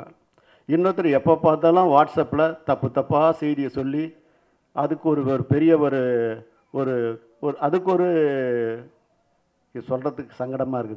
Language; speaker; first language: Tamil; native; Tamil